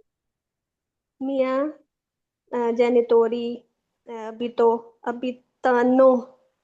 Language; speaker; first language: Italian; non-native, learner; Urdu